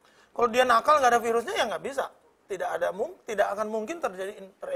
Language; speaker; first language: Indonesian; native; Indonesian